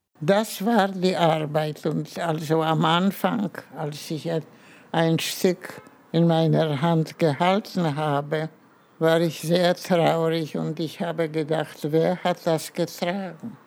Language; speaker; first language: German; non-native, fluent; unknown